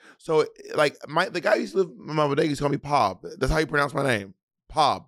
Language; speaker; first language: English; native; English